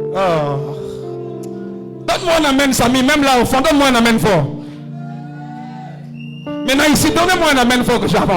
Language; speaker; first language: French; non-native, local second language; Swahili